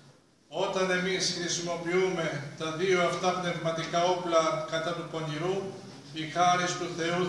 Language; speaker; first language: Greek; native; Greek